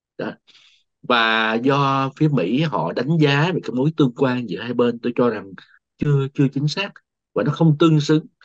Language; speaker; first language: Vietnamese; native; Vietnamese